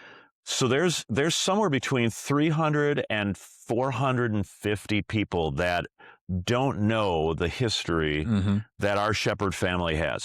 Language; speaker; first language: English; native; English